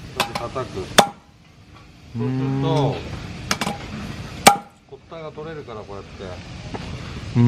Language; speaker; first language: Japanese; native; Japanese